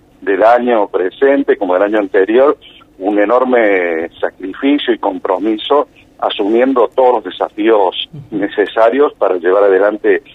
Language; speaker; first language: Spanish; native; Spanish